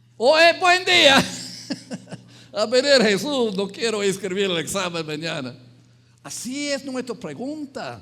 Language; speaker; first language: Spanish; non-native, fluent; English